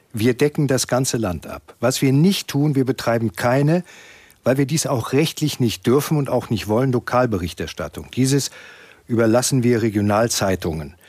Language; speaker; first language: German; native; German